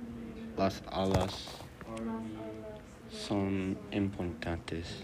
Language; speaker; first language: Spanish; non-native, learner; English